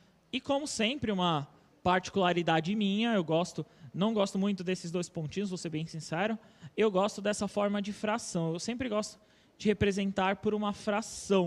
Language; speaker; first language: Portuguese; native; Portuguese